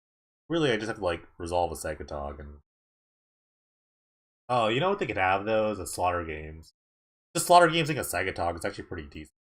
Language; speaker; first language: English; native; English